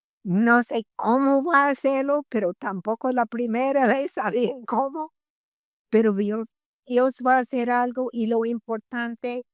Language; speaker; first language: Spanish; non-native, fluent; English